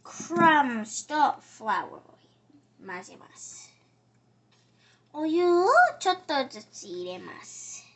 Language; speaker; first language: Japanese; early bilingual, heritage; Japanese